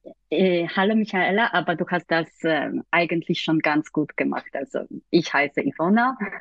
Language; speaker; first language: German; non-native, fluent; Polish